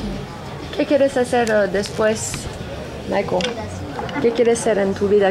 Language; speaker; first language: Spanish; non-native, fluent; French